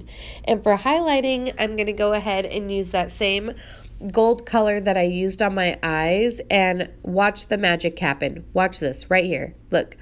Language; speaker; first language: English; native; English